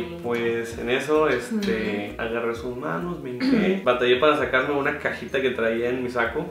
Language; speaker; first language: Spanish; native; Spanish